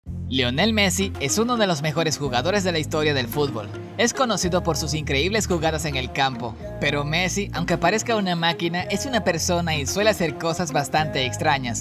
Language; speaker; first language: Spanish; native; Spanish